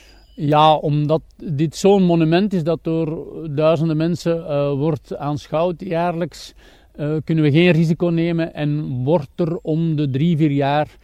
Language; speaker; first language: Dutch; native; Dutch